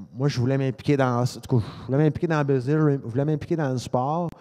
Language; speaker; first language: French; native; French